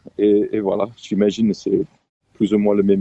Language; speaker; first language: French; non-native, fluent; English